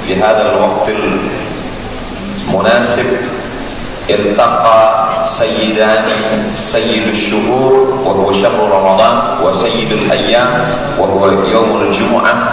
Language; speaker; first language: Arabic; non-native, fluent; Indonesian